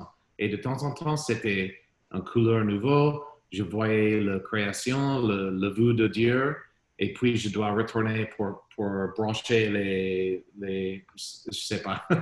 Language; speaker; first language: French; non-native, learner; English